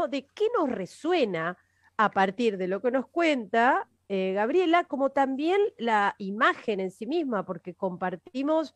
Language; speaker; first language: Spanish; native; Spanish